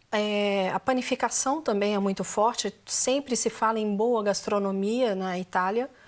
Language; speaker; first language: Portuguese; native; Portuguese